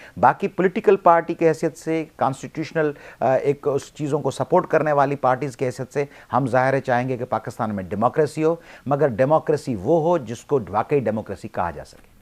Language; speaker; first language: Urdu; non-native, local second language; Sindhi